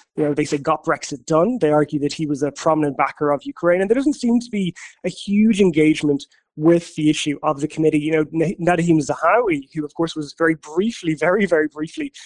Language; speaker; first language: English; native; English